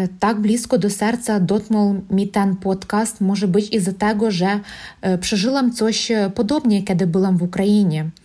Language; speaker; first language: Polish; non-native, learner; Russian